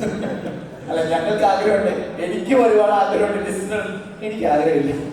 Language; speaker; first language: Malayalam; native; Malayalam